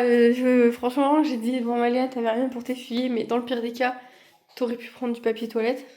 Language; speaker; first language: French; native; French